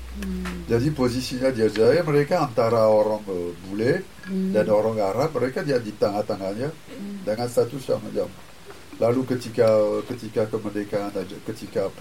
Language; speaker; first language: Indonesian; non-native, fluent; French